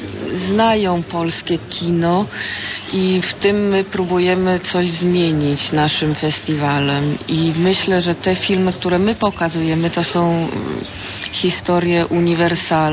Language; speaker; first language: Polish; early bilingual, heritage; Polish